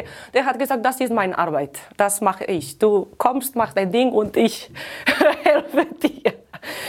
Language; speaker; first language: German; non-native, fluent; Catalan